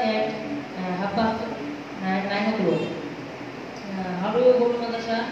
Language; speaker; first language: English; non-native, learner; Bangla